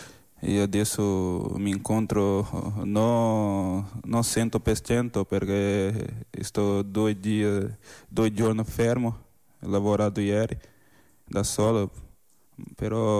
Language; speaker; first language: Italian; non-native, fluent; Portuguese